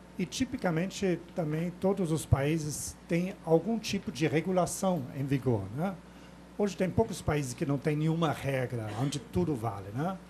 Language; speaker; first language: Portuguese; non-native, fluent; German